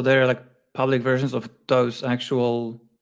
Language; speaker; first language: English; non-native, fluent; Polish